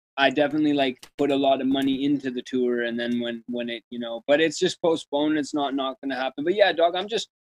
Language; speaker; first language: English; native; English